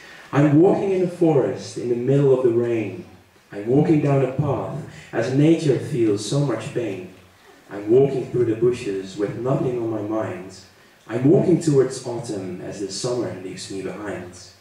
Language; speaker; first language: English; non-native, fluent; Dutch